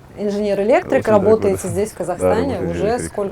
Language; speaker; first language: Russian; native; Russian